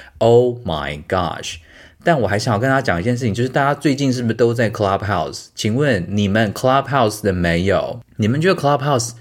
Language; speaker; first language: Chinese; native; Chinese